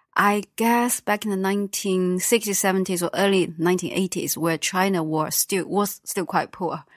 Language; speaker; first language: English; non-native, fluent; Chinese